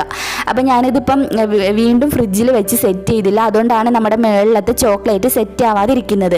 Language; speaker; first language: Malayalam; native; Malayalam